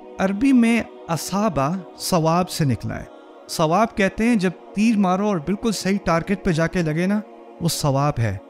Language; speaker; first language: Urdu; early bilingual, heritage; Urdu